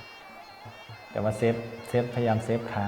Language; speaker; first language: Thai; native; Thai